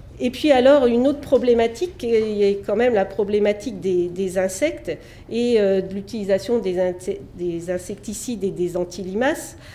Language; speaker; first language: French; native; French